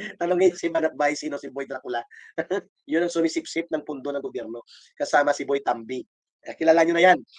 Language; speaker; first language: Filipino; native; Filipino